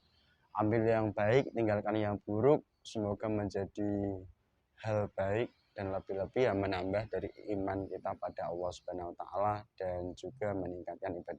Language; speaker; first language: Indonesian; native; Indonesian